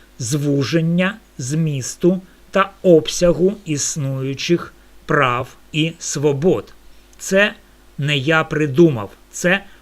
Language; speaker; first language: Ukrainian; non-native, local second language; Russian